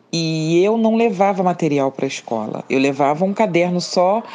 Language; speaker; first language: Portuguese; native; Portuguese